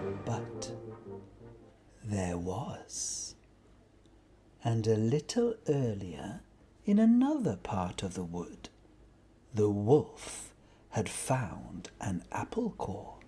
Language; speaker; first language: English; native; English